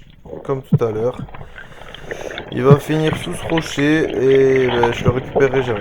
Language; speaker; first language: French; native; French